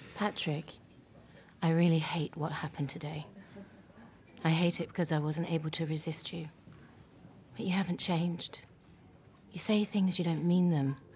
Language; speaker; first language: English; native; English